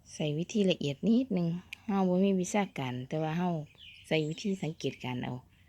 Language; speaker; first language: Thai; native; Thai